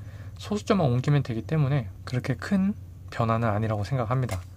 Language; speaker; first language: Korean; native; Korean